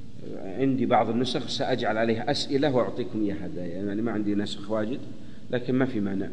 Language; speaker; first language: Arabic; native; Arabic